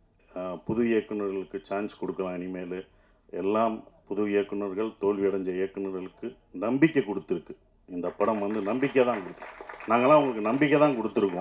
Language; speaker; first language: Tamil; native; Tamil